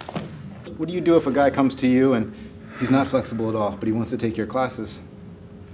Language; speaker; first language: English; native; English